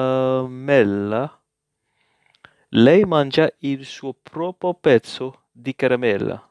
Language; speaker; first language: Italian; non-native, learner; English